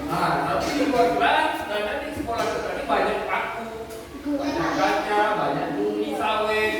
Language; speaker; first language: Indonesian; native; Indonesian